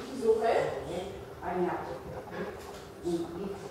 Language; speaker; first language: German; non-native, fluent; Romanian